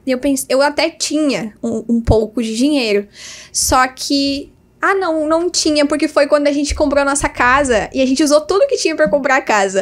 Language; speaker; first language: Portuguese; native; Portuguese